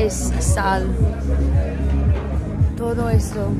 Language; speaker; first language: Spanish; non-native, fluent; English